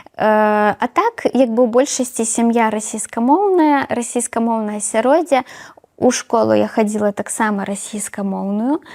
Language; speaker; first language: Belarusian; non-native, local second language; Russian